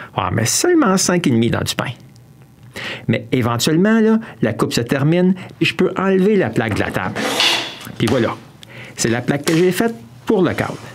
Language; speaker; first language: French; native; French